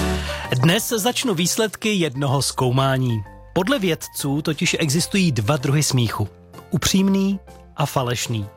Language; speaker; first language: Czech; native; Czech